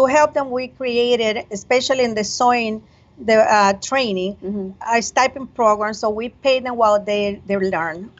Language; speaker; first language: English; non-native, fluent; Spanish